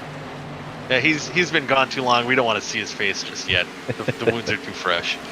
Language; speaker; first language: English; native; English